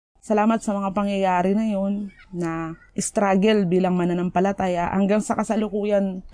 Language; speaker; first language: Filipino; native; Filipino